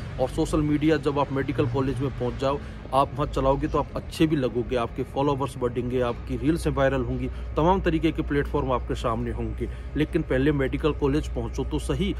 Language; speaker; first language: Hindi; native; Hindi